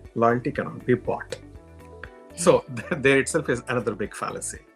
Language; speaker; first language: English; non-native, local second language; Telugu